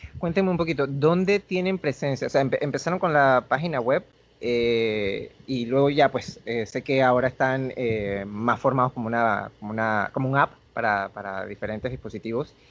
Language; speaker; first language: Spanish; native; Spanish